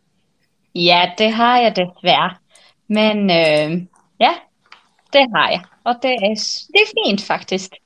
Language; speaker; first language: Danish; non-native, fluent; Finnish